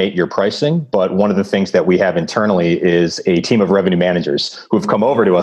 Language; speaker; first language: English; native; English